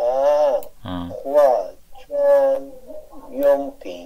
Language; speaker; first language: Chinese; non-native, learner; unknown